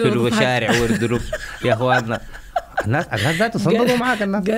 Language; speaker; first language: Arabic; native; Arabic